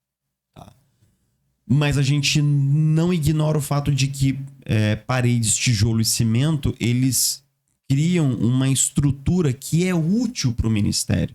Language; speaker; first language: Portuguese; native; Portuguese